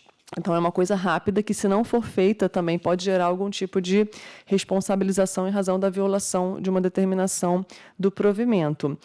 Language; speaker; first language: Portuguese; native; Portuguese